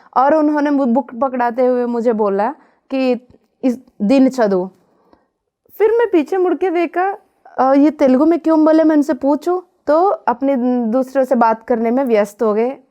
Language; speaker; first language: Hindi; non-native, local second language; Telugu